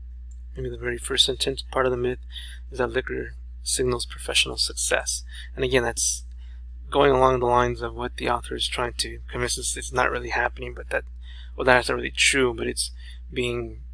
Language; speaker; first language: English; native; English